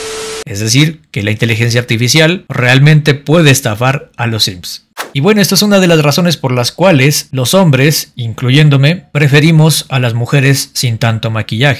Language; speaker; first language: Spanish; native; Spanish